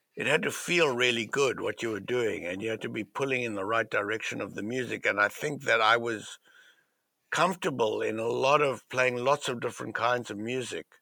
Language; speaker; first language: English; native; English